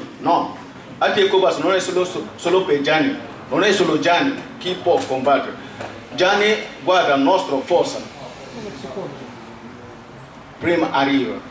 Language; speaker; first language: Italian; non-native, learner; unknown